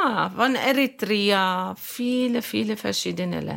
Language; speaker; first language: German; non-native, learner; Arabic